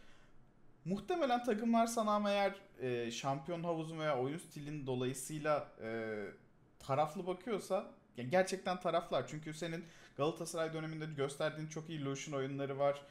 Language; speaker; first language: Turkish; native; Turkish